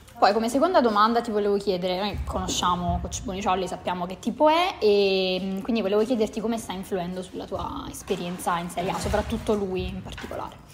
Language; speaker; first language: Italian; native; Italian